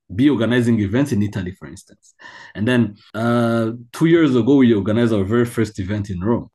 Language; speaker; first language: English; non-native, local second language; Kinyarwanda